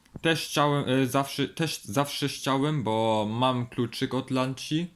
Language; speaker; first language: Polish; early bilingual, heritage; Polish